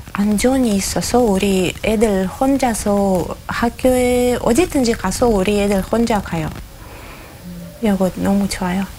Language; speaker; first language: Korean; non-native, learner; Russian